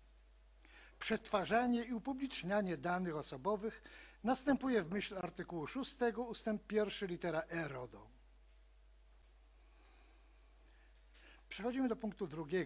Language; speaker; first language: Polish; native; Polish